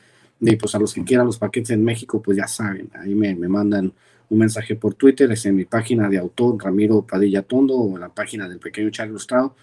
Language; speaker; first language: Spanish; native; Spanish